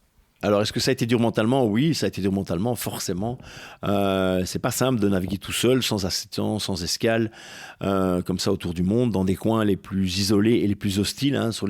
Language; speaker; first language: French; native; French